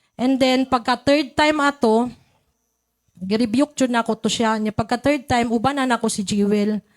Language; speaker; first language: Cebuano; native; Cebuano